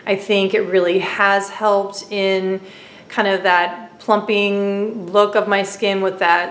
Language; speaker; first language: English; native; English